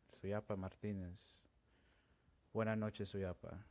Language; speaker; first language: Spanish; non-native, local second language; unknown